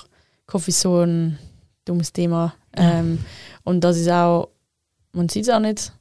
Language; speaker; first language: German; non-native, local second language; French